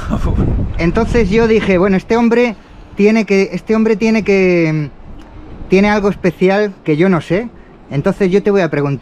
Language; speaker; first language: Spanish; native; Spanish